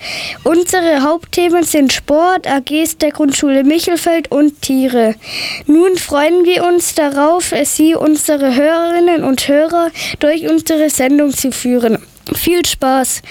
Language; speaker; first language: German; native; German